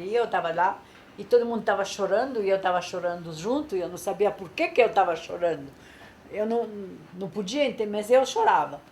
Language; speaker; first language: Portuguese; non-native, fluent; Polish